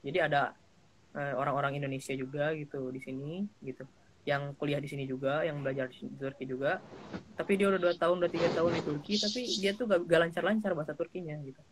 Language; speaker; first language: Indonesian; native; Indonesian